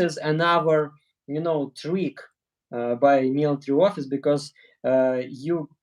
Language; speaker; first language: English; non-native, learner; Russian